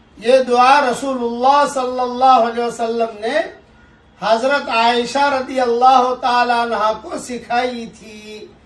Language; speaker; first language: Urdu; non-native, local second language; Gujarati